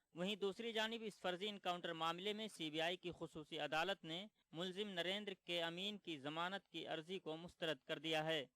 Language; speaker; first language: Urdu; native; Urdu